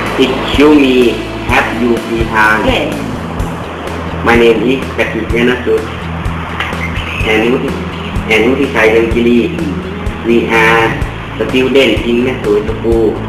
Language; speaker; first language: English; non-native, learner; Thai